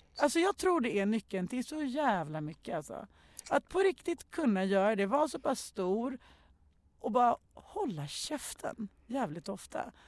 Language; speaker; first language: Swedish; native; Swedish